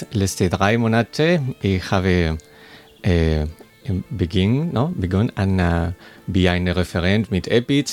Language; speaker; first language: German; non-native, learner; Spanish